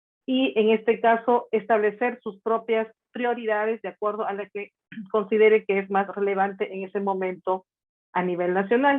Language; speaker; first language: Spanish; native; Spanish